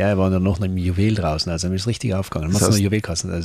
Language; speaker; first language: German; native; German